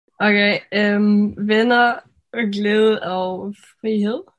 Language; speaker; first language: Danish; non-native, local second language; Faroese